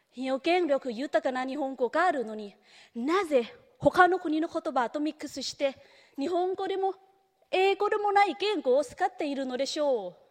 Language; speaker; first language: Japanese; non-native, fluent; Thai